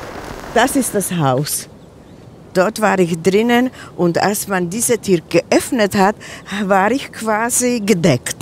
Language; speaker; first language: German; non-native, fluent; Czech